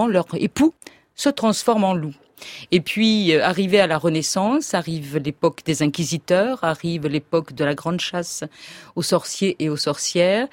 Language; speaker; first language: French; native; French